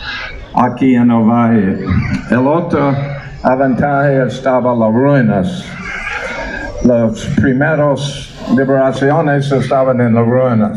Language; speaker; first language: Spanish; non-native, learner; English